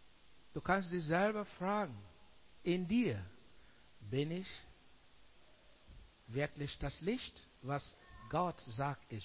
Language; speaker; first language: German; non-native, learner; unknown